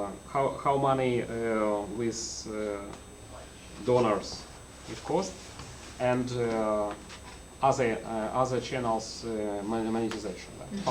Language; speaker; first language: English; non-native, learner; Russian